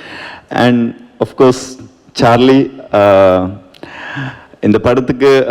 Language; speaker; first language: Tamil; non-native, learner; Kannada